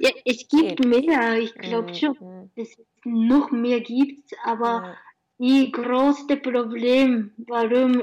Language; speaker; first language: German; non-native, learner; Japanese